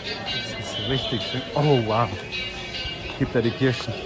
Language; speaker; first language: German; native; German